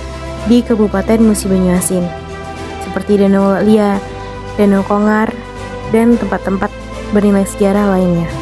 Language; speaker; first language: Indonesian; native; Indonesian